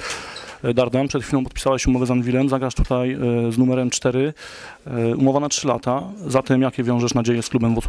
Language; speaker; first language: Polish; native; Polish